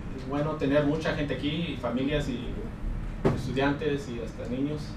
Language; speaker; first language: Spanish; early bilingual, heritage; Spanish